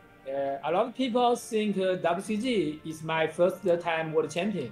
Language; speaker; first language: English; non-native, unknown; Chinese